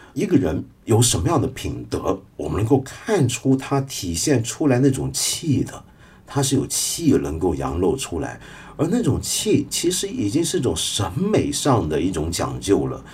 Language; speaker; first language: Chinese; native; Chinese